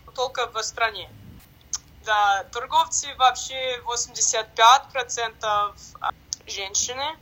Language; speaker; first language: Russian; non-native, learner; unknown